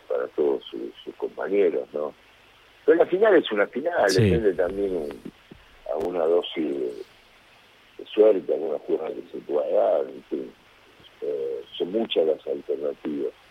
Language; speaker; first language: Spanish; native; Spanish